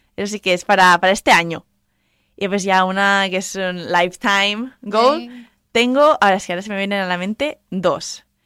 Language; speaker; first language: Spanish; non-native, local second language; Catalan